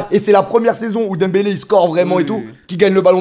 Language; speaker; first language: French; native; French